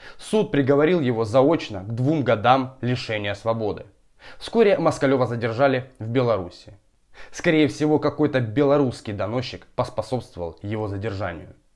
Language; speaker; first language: Russian; native; Russian